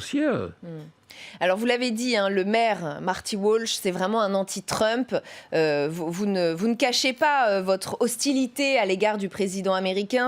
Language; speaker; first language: French; native; French